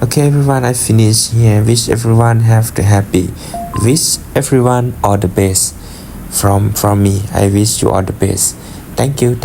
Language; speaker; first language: English; non-native, learner; Lao